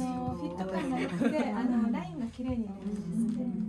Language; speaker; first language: Japanese; native; Japanese